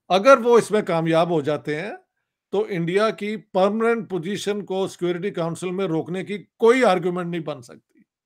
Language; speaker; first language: Urdu; non-native, local second language; Punjabi